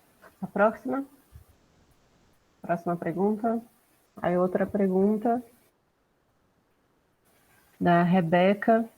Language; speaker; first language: Spanish; non-native, learner; Portuguese